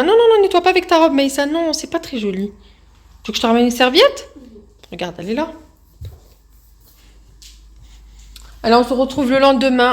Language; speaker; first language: French; native; French